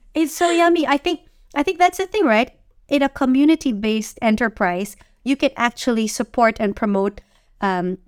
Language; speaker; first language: English; non-native, local second language; Filipino